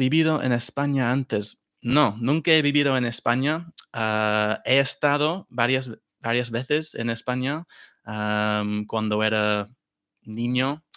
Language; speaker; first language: Spanish; non-native, fluent; English